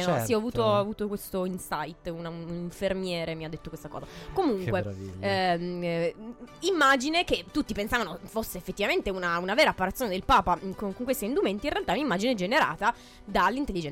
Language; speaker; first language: Italian; native; Italian